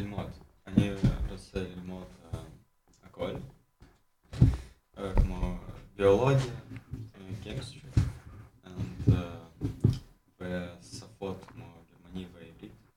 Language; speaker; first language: Hebrew; non-native, learner; Russian